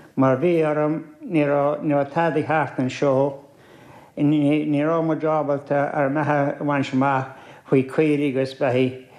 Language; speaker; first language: Irish; native; Irish